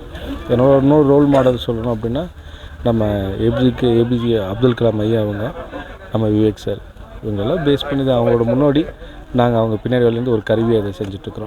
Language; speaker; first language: Tamil; native; Tamil